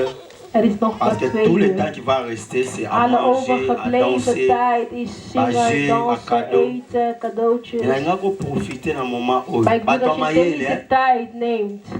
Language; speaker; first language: Dutch; non-native, fluent; Lingala